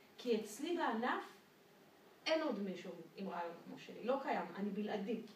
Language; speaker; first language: Hebrew; non-native, fluent; French